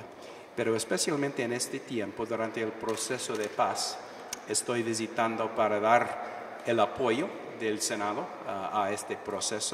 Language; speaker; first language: Spanish; non-native, fluent; English